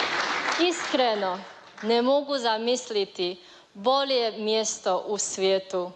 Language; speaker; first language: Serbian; non-native, learner; Chinese